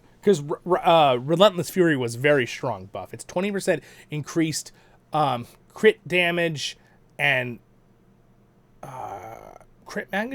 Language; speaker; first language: English; native; English